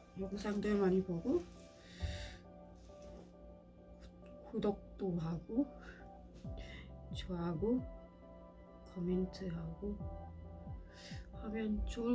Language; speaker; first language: Korean; non-native, learner; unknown